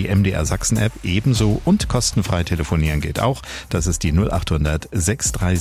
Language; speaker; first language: German; native; German